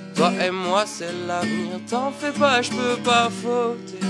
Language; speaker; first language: French; native; French